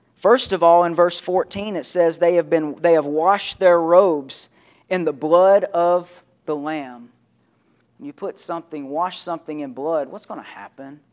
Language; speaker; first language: English; native; English